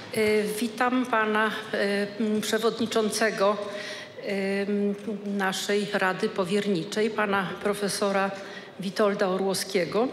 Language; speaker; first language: Polish; native; Polish